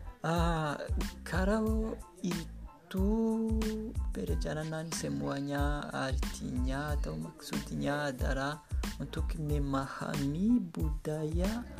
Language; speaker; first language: Indonesian; non-native, learner; Kinyarwanda